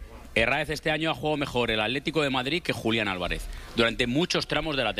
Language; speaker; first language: Spanish; native; Spanish